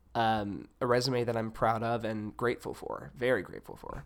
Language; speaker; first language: English; native; English